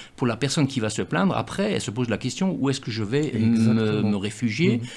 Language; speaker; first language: French; native; French